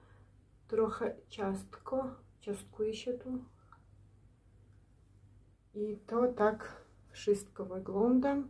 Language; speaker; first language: Polish; non-native, learner; Ukrainian